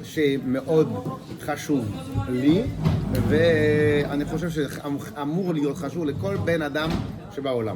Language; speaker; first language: Hebrew; non-native, fluent; French